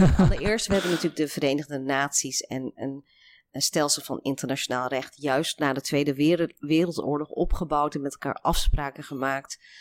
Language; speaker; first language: Dutch; early bilingual, other home language; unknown